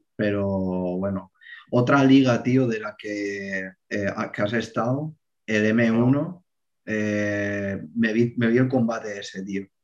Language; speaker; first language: Spanish; native; Spanish